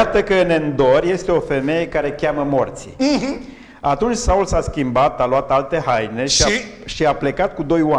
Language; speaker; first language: Romanian; native; Romanian